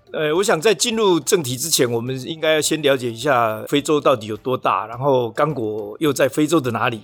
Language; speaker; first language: Chinese; native; Chinese